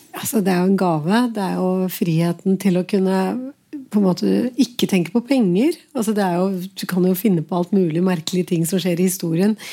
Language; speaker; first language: Norwegian; early bilingual, other home language; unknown